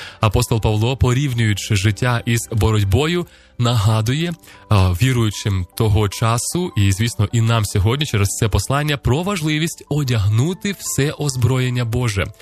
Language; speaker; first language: Ukrainian; native; Ukrainian